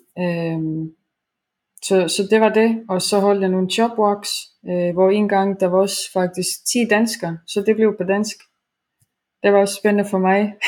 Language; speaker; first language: Danish; non-native, fluent; Estonian